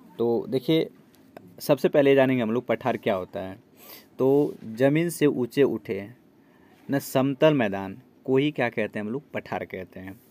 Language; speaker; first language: Hindi; native; Hindi